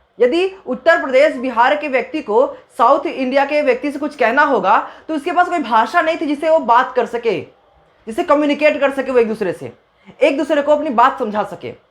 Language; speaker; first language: Hindi; non-native, local second language; Maithili